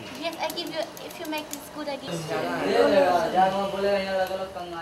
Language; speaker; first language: English; non-native, learner; Korean